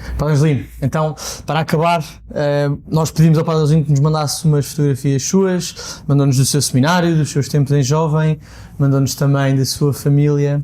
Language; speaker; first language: Portuguese; native; Portuguese